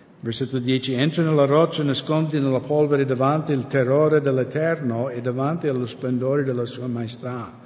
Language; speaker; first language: Italian; non-native, fluent; English